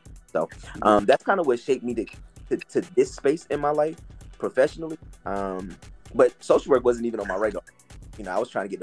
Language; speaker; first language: English; native; English